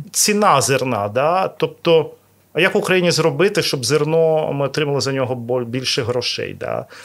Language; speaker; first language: Ukrainian; non-native, local second language; Russian